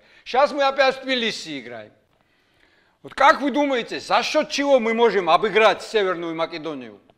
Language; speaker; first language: Russian; non-native, fluent; Georgian